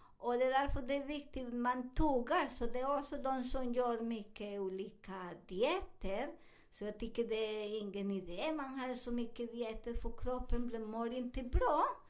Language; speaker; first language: Swedish; non-native, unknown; Spanish